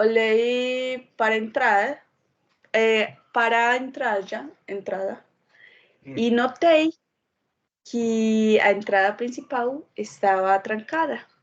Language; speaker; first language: Portuguese; non-native, learner; Spanish